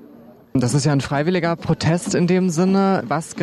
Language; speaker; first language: German; native; German